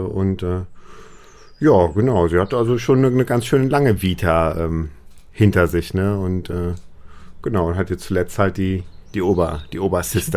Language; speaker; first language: German; native; German